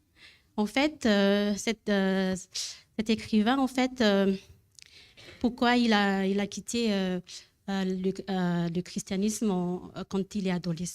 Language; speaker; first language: French; non-native, learner; Malagasy